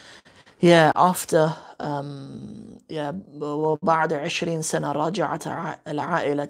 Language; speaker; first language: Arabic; non-native, fluent; English